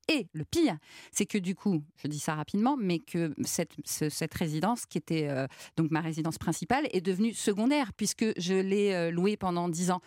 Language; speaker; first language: French; native; French